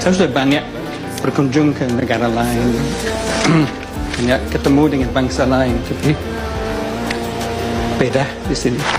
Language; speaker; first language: Indonesian; non-native, fluent; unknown